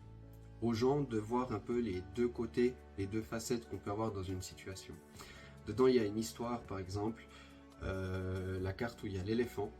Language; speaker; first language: French; native; French